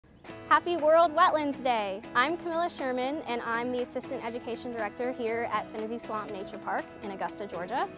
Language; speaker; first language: English; native; English